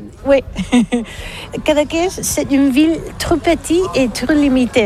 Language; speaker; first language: French; non-native, learner; Catalan